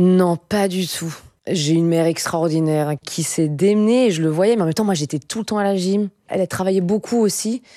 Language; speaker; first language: French; native; French